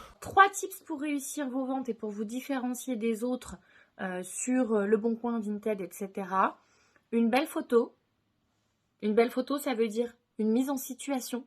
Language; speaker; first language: French; native; French